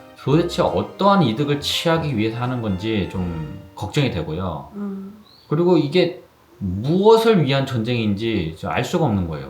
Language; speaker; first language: Korean; native; Korean